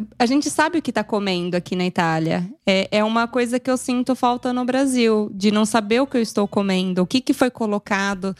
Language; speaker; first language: Portuguese; native; Portuguese